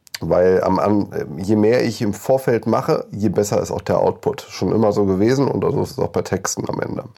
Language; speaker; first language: German; native; German